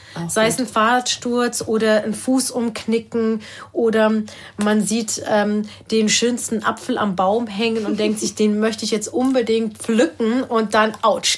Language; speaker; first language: German; early bilingual, other home language; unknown